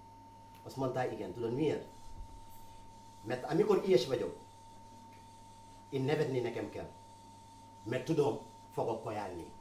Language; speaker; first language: Hungarian; non-native, fluent; Wolof